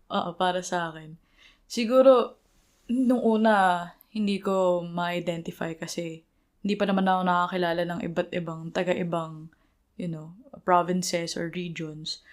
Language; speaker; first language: Filipino; native; Filipino